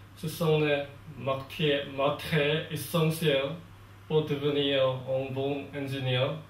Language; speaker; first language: French; non-native, learner; Korean